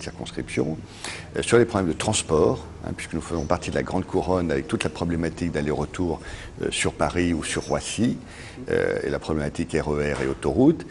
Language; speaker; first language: French; native; French